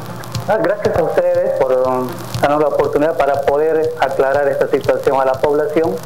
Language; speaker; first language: Spanish; native; Spanish